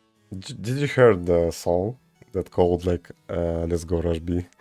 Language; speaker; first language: English; non-native, fluent; Russian